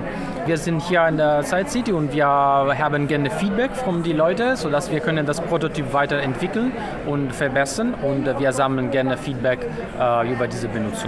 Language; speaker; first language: German; non-native, learner; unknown